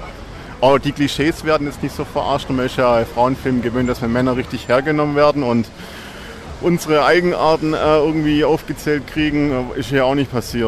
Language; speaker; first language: German; native; German